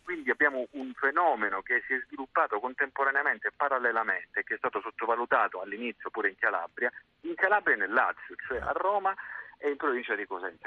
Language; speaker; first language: Italian; native; Italian